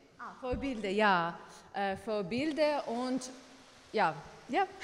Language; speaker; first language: German; non-native, learner; Ukrainian